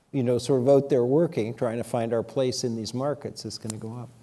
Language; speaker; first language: English; native; English